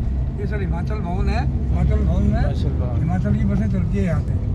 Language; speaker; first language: Hindi; native; Hindi